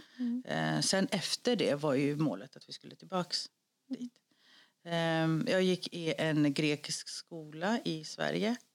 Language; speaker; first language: Swedish; early bilingual, other home language; Greek